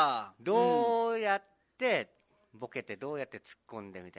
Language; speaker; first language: Japanese; native; Japanese